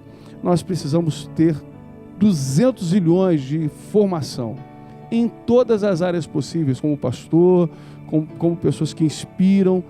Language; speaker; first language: Portuguese; native; Portuguese